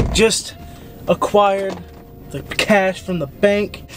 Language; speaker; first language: English; native; English